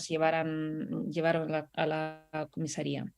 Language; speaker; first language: Spanish; non-native, fluent; Russian